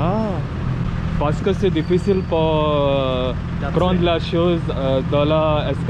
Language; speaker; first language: French; non-native, learner; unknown